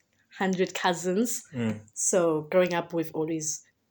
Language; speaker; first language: English; non-native, local second language; Xhosa